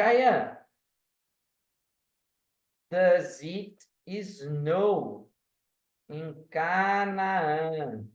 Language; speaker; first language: English; non-native, fluent; Portuguese